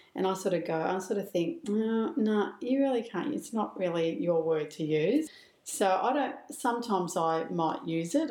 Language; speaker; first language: English; native; English